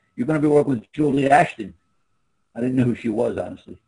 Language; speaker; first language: English; native; English